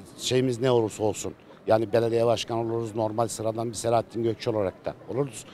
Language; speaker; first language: Turkish; native; Turkish